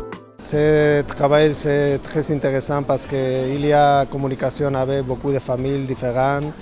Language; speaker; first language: French; non-native, learner; Spanish